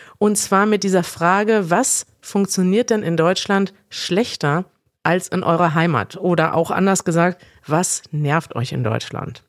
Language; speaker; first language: German; native; German